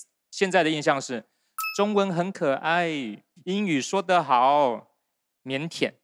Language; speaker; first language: Chinese; native; Chinese